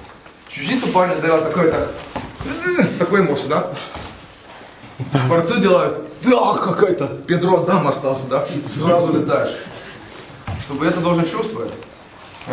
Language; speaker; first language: Russian; non-native, learner; Estonian